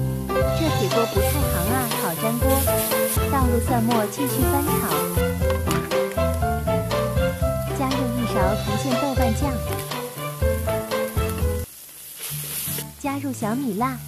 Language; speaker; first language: Chinese; native; Chinese